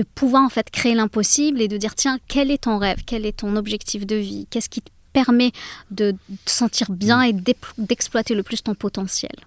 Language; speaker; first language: French; native; French